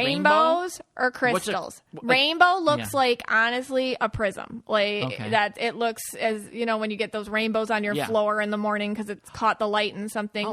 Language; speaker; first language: English; native; English